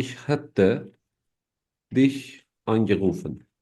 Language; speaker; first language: German; non-native, fluent; Turkish